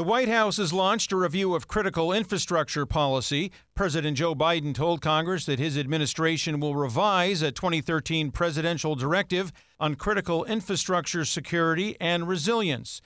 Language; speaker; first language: English; native; English